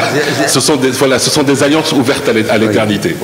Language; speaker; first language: French; non-native, local second language; Arabic